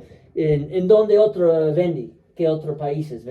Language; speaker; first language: Spanish; non-native, learner; English